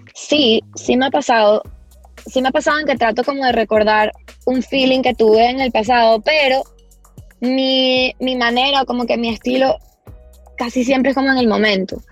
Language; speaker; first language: Spanish; native; Spanish